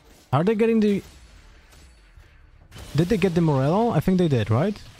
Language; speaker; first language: English; non-native, fluent; Polish